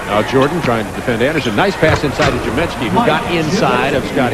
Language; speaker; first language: English; native; English